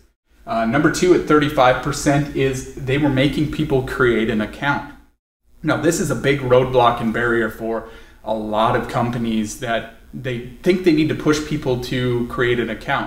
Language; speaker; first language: English; native; English